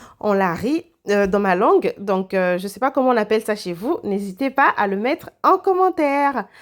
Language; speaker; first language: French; non-native, local second language; Lingala